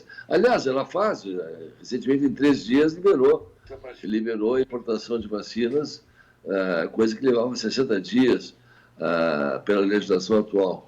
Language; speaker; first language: Portuguese; native; Portuguese